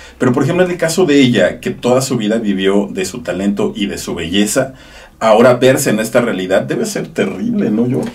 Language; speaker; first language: Spanish; native; Spanish